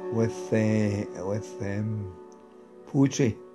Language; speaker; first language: English; native; English